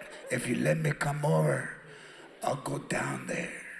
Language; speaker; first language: English; early bilingual, other home language; Spanish